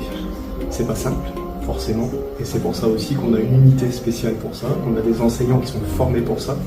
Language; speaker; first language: French; native; French